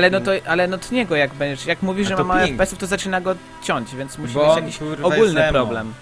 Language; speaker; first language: Polish; native; Polish